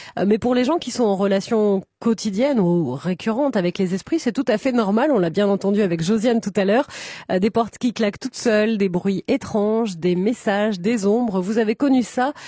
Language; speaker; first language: French; native; French